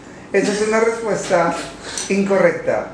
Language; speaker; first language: Spanish; native; Spanish